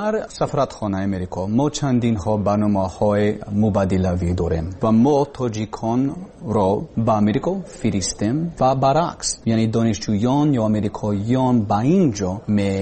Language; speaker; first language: Persian; non-native, learner; English